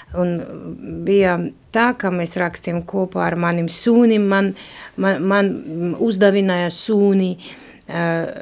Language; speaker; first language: Latvian; non-native, local second language; Russian